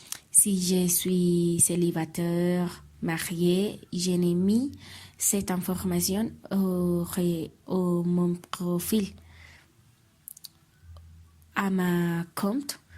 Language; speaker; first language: French; non-native, learner; Spanish